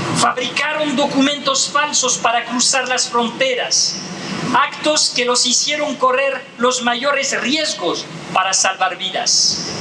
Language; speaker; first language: Spanish; non-native, fluent; French